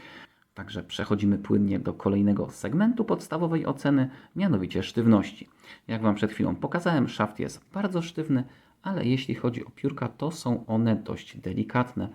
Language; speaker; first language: Polish; native; Polish